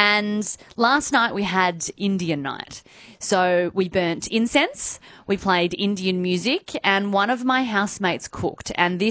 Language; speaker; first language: English; native; English